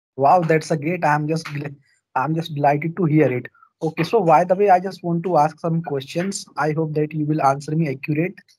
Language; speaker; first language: English; non-native, learner; Hindi